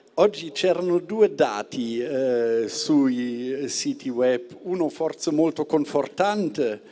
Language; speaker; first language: Italian; non-native, fluent; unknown